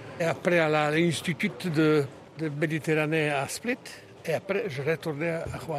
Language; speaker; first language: French; non-native, learner; Croatian